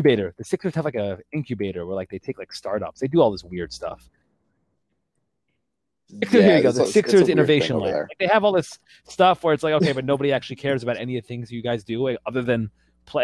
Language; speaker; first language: English; native; English